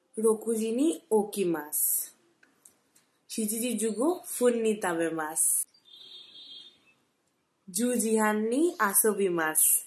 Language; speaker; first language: Japanese; non-native, learner; Bangla